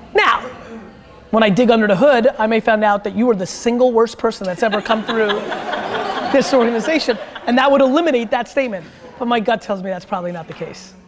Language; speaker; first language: English; early bilingual, other home language; Russian